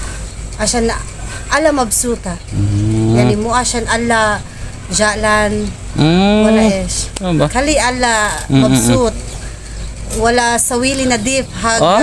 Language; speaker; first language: Arabic; non-native, learner; Filipino